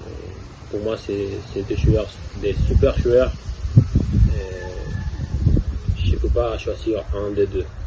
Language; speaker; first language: French; non-native, fluent; Spanish